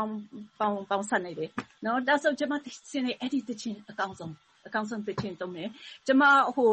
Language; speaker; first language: Burmese; non-native, learner; Thai